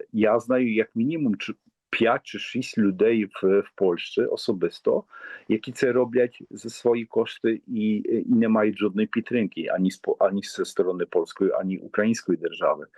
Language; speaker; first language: Polish; non-native, learner; Ukrainian